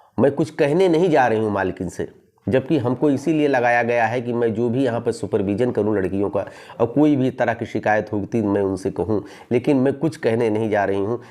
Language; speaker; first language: Hindi; native; Hindi